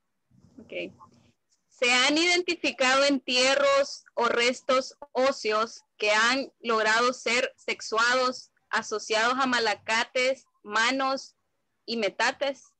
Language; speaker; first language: Spanish; native; Spanish